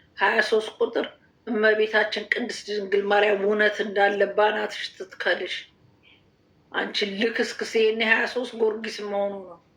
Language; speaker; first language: Amharic; native; Amharic